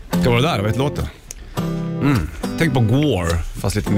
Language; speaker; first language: Swedish; native; Swedish